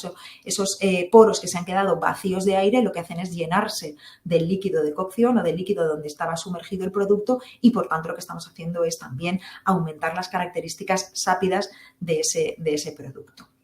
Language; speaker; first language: Spanish; native; Spanish